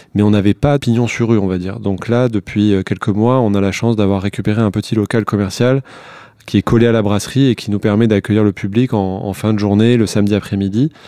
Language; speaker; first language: French; native; French